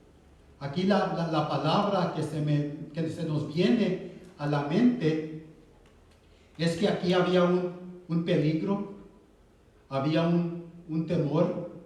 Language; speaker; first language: Spanish; early bilingual, heritage; Spanish